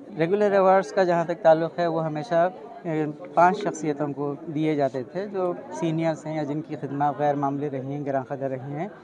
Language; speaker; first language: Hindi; non-native, local second language; Urdu